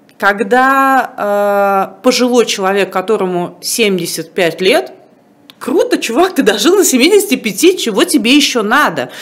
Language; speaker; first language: Russian; native; Russian